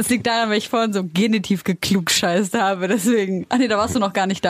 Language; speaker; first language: German; native; German